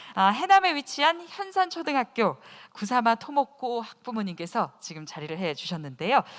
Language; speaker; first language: Korean; native; Korean